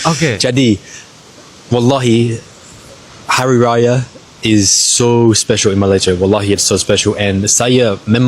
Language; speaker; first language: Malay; non-native, learner; English